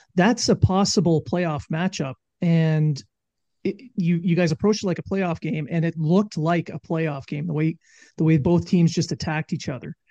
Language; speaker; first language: English; native; English